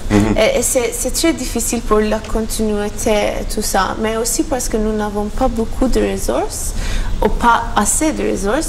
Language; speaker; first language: French; non-native, learner; Maltese